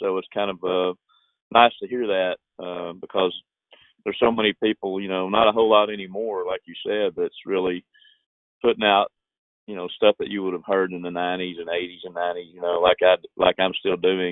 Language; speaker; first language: English; native; English